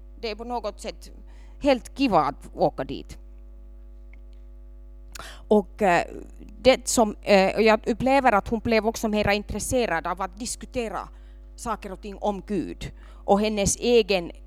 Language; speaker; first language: Swedish; non-native, local second language; Finnish